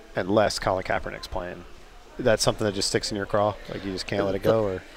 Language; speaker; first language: English; native; English